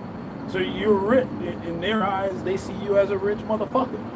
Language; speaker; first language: English; native; English